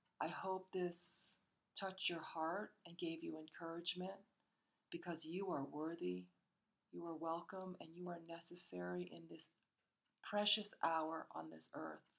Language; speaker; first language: English; early bilingual, other home language; Korean